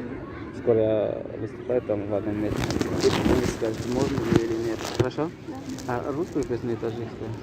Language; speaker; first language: Russian; non-native, local second language; Tajik